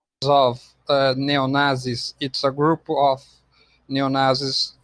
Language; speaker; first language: English; non-native, fluent; Portuguese